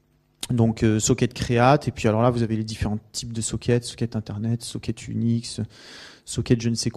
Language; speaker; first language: French; native; French